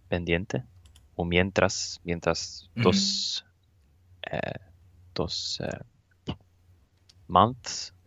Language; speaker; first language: Spanish; non-native, learner; Swedish